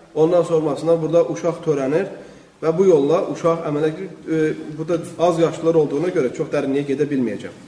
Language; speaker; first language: Azerbaijani; native; Azerbaijani